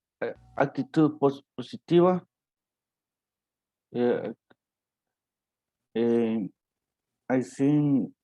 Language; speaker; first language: English; non-native, learner; Spanish